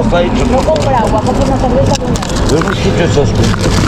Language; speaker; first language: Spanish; non-native, learner; Filipino